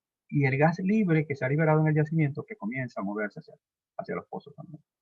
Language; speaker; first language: Spanish; native; Spanish